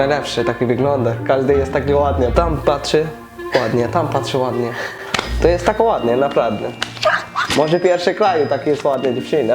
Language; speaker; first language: Polish; non-native, learner; Bangla